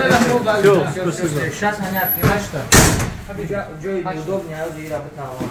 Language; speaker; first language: Russian; non-native, learner; Tajik